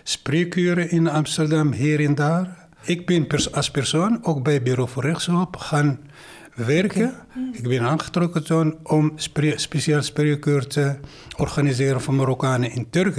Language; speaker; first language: Dutch; non-native, fluent; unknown